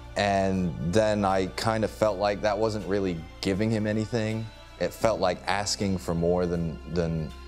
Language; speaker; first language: English; native; English